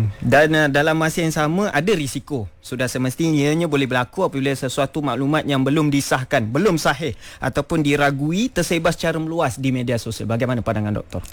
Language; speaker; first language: Malay; native; Malay